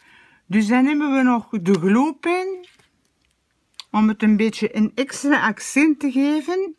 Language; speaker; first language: Dutch; native; Dutch